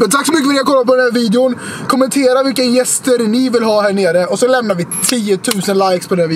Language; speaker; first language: Swedish; native; Swedish